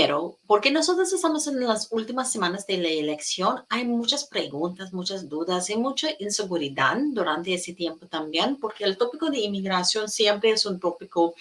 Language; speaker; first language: Spanish; non-native, fluent; English